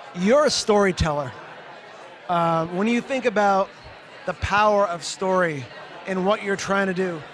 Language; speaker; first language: English; early bilingual, other home language; Portuguese